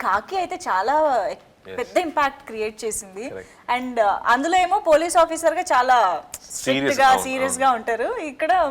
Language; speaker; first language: Telugu; native; Telugu